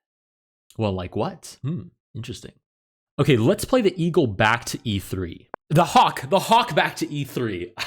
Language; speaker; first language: English; native; English